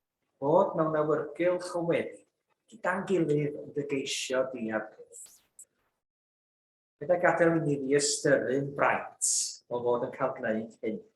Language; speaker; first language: Welsh; native; Welsh